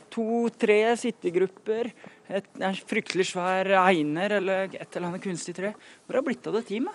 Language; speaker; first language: Norwegian; native; Norwegian